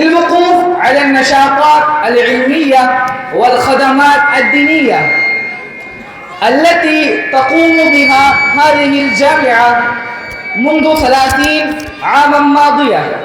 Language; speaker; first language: Arabic; non-native, learner; Urdu